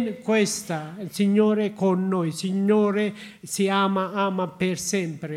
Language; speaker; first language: Italian; non-native, learner; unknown